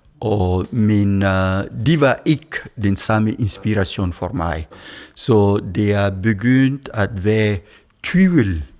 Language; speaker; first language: Danish; non-native, fluent; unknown